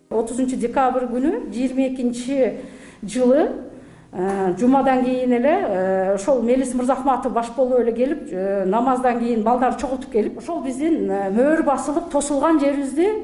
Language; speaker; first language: Kyrgyz; native; Kyrgyz